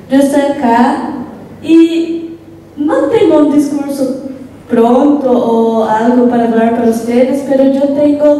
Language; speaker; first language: Spanish; non-native, local second language; Portuguese